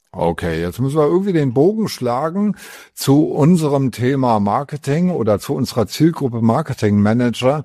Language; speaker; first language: German; native; German